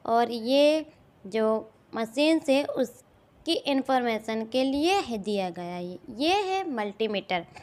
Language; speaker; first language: Hindi; non-native, local second language; Gujarati